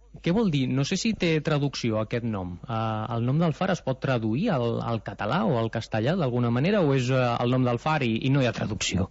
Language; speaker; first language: Catalan; native; Catalan